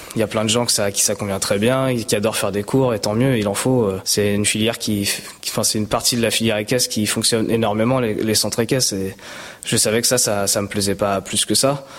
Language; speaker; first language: French; native; French